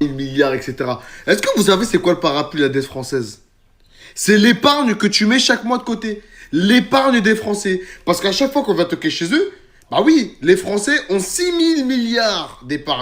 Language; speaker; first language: French; native; French